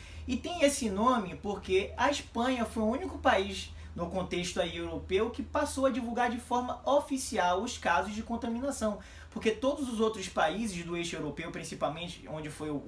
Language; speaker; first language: Portuguese; native; Portuguese